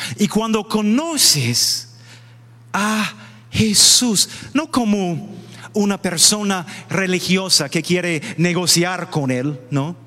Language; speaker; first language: Spanish; non-native, fluent; English